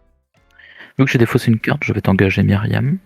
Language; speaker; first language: French; native; French